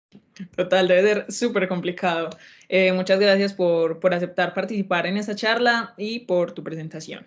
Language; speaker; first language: Spanish; native; Spanish